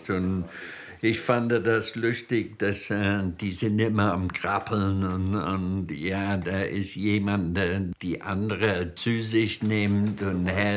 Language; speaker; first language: German; non-native, fluent; English